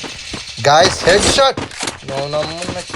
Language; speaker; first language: Kannada; native; Kannada